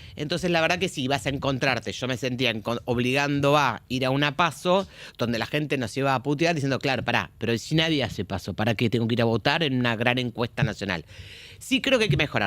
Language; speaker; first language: Spanish; native; Spanish